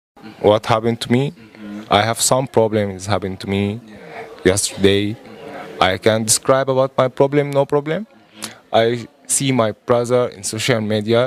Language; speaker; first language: English; non-native, learner; Arabic